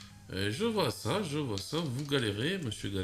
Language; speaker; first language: French; native; French